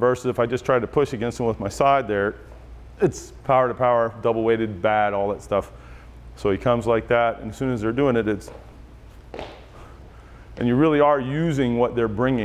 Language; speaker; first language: English; native; English